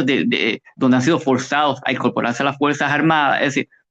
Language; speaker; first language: Spanish; native; Spanish